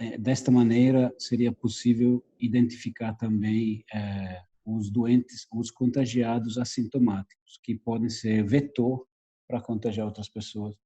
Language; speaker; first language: Portuguese; non-native, fluent; Italian